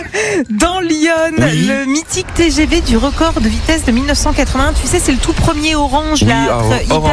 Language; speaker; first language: French; native; French